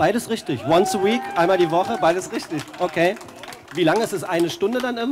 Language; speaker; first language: German; native; German